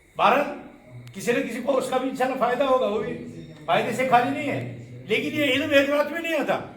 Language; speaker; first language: Urdu; non-native, local second language; Kashmiri